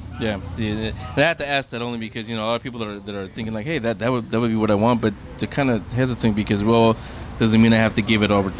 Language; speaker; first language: English; native; English